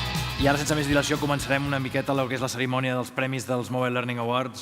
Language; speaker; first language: Catalan; native; Catalan